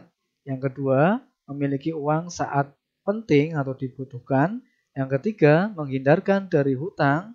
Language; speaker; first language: Indonesian; native; Indonesian